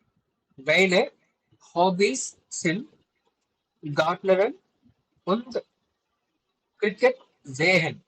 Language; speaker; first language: German; non-native, learner; Tamil